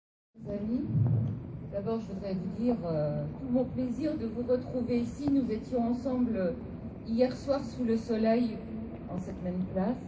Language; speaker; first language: French; native; French